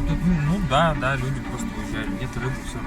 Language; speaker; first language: Russian; native; Russian